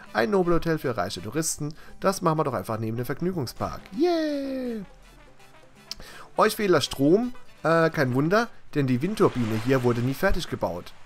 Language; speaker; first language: German; native; German